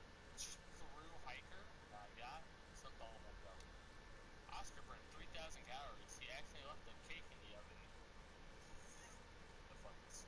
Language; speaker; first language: English; native; English